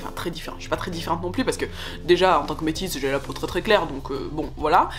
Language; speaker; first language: French; native; French